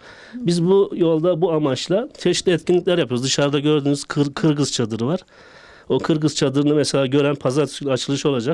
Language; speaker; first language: Turkish; native; Turkish